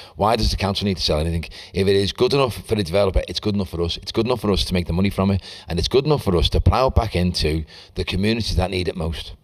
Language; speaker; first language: English; native; English